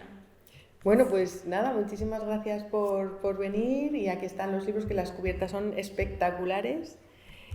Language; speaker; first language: Spanish; native; Spanish